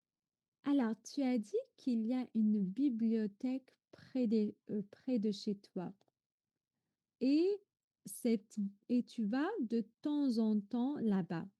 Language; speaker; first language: French; non-native, fluent; Arabic